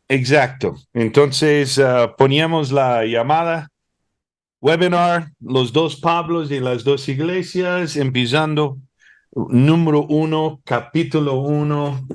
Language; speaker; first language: Spanish; early bilingual, heritage; Spanish